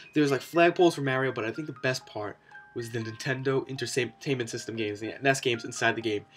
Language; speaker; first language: English; native; English